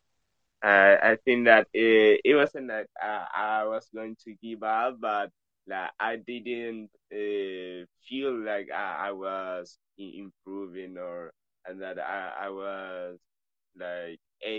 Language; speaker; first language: English; non-native, fluent; Spanish